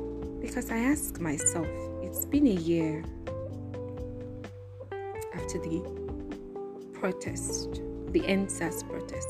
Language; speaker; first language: English; non-native, local second language; Yoruba